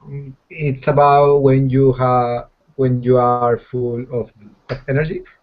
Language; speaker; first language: English; non-native, learner; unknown